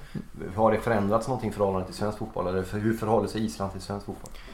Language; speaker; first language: Swedish; native; Swedish